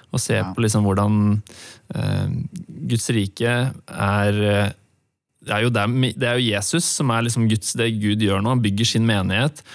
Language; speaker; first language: Norwegian; native; Norwegian